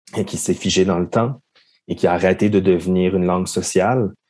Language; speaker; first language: French; native; French